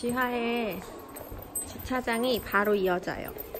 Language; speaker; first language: Korean; native; Korean